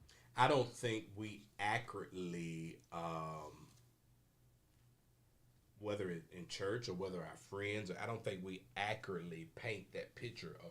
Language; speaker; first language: English; native; English